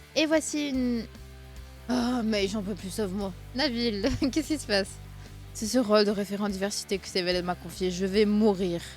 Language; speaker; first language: French; native; French